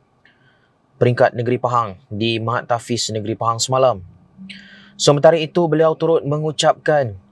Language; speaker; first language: Malay; native; Malay